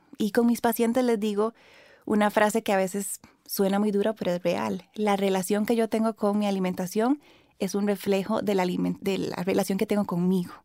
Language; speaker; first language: Spanish; native; Spanish